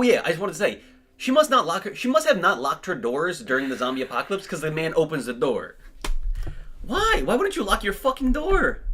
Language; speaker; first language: English; native; English